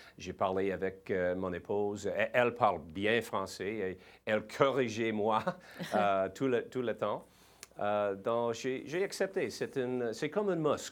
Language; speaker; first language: French; non-native, learner; English